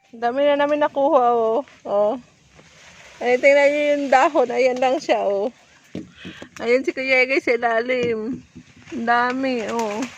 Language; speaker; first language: Filipino; non-native, local second language; Bikol